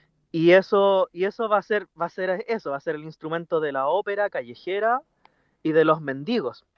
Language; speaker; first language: Spanish; native; Spanish